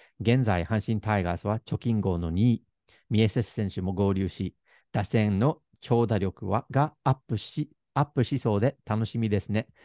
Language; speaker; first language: Japanese; non-native, fluent; English